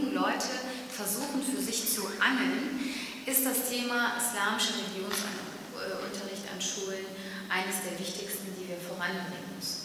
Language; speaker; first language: German; early bilingual, other home language; Turkish